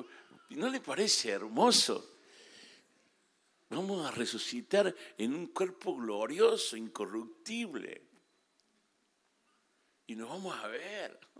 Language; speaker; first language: Spanish; native; Spanish